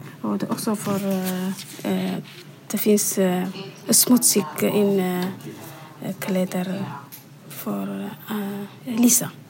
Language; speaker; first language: Swedish; non-native, learner; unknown